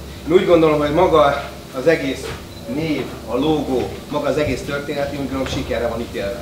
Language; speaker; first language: Hungarian; native; Hungarian